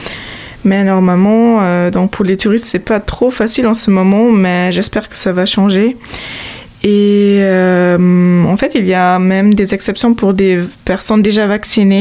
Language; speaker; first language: French; non-native, fluent; German